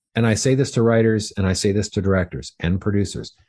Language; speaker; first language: English; native; English